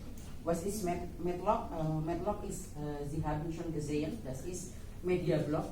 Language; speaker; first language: German; non-native, fluent; Indonesian